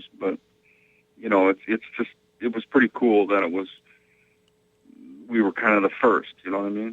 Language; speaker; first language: English; native; English